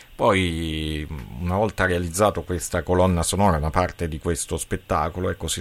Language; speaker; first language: Italian; native; Italian